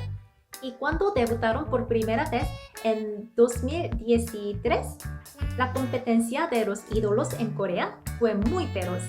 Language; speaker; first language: Spanish; non-native, fluent; Korean